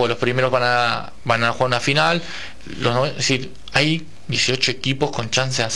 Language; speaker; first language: Spanish; native; Spanish